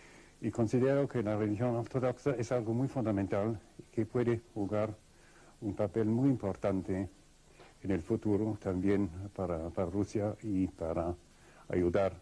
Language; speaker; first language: Spanish; non-native, fluent; Russian